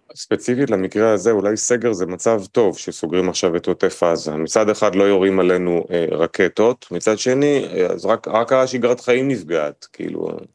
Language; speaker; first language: Hebrew; native; Hebrew